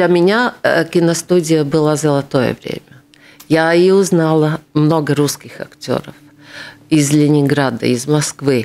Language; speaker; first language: Russian; non-native, local second language; Latvian